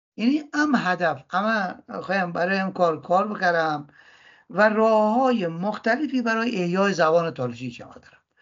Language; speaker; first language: Persian; non-native, local second language; Talysh